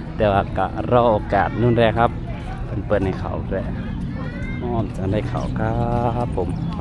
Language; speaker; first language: Thai; non-native, local second language; Northeastern Thai